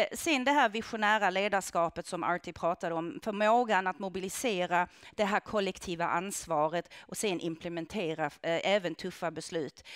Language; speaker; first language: Swedish; non-native, fluent; German